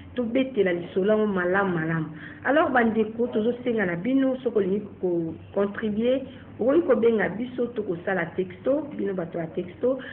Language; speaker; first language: Lingala; native; Lingala